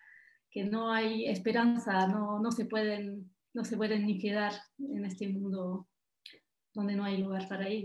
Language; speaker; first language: Spanish; non-native, fluent; French